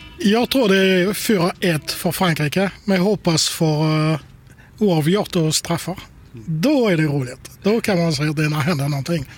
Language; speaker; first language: Swedish; non-native, fluent; French